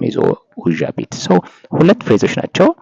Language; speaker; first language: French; non-native, fluent; Amharic